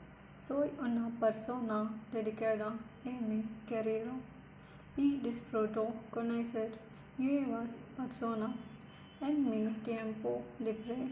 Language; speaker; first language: Spanish; non-native, learner; Telugu